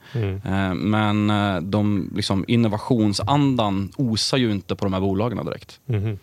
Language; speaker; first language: Swedish; native; Swedish